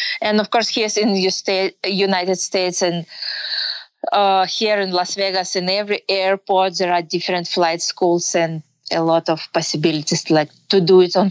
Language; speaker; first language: English; non-native, learner; Russian